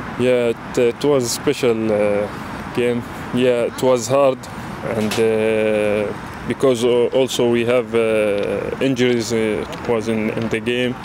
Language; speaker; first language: English; non-native, learner; Arabic